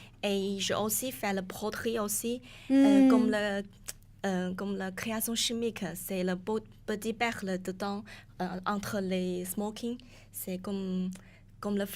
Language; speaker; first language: French; non-native, learner; Chinese